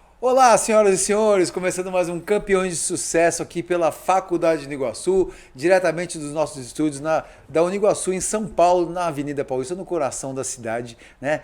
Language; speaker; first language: Portuguese; native; Portuguese